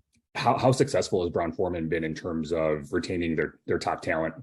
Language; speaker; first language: English; native; English